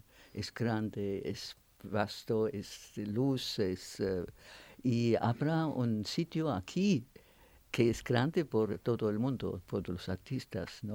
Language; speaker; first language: Spanish; non-native, fluent; French